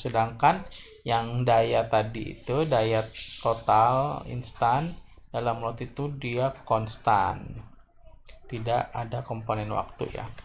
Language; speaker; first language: Indonesian; native; Indonesian